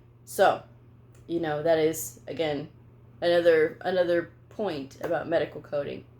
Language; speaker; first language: English; native; English